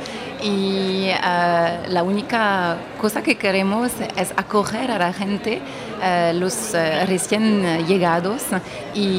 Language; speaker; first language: Spanish; non-native, fluent; French